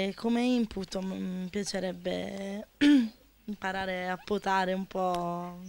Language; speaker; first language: Italian; native; Italian